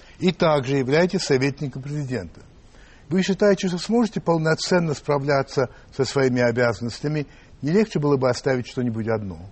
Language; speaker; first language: Russian; early bilingual, other home language; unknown